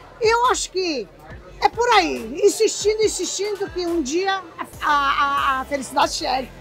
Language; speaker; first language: Portuguese; early bilingual, other home language; Japanese